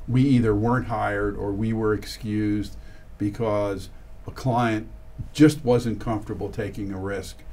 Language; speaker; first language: English; native; English